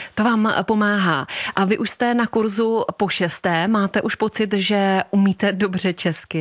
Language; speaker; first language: Czech; native; Czech